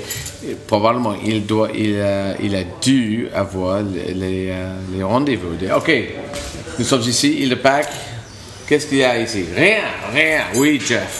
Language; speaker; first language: French; non-native, learner; English